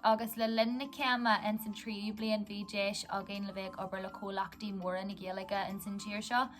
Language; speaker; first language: Irish; non-native, local second language; English